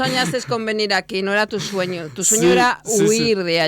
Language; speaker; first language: Spanish; native; Spanish